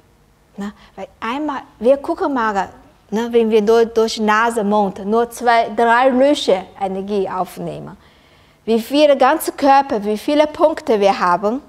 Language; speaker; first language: German; non-native, learner; Chinese